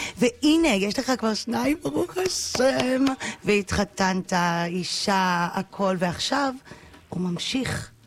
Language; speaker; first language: Hebrew; native; Hebrew